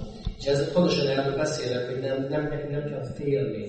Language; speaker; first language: Hungarian; non-native, fluent; English